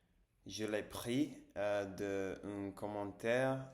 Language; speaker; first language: French; non-native, learner; English